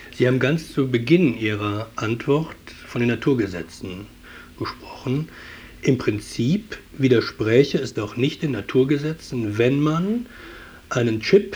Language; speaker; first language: German; native; German